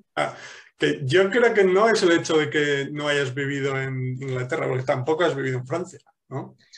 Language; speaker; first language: Spanish; native; Spanish